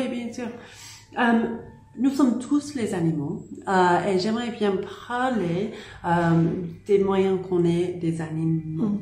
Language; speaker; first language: French; non-native, learner; English